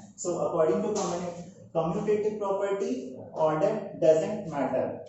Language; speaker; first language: English; non-native, local second language; Hindi